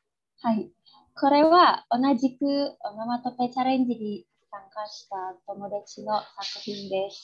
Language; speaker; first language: Japanese; non-native, fluent; Indonesian